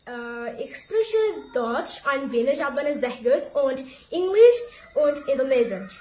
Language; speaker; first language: German; non-native, learner; Indonesian